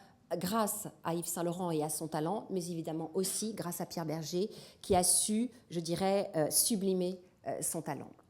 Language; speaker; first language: French; native; French